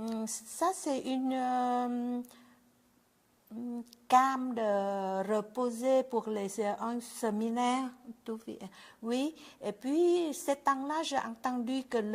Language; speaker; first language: French; non-native, learner; Vietnamese